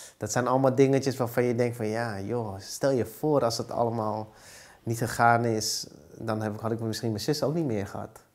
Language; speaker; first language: Dutch; early bilingual, other home language; Vietnamese